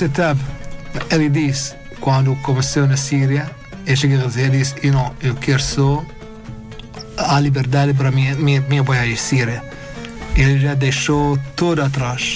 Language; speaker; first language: Portuguese; non-native, learner; Arabic